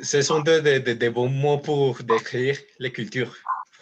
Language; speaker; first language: French; non-native, learner; Spanish